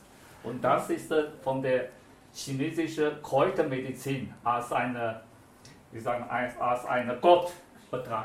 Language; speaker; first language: German; non-native, fluent; Chinese